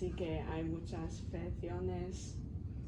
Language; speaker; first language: Spanish; non-native, learner; Cantonese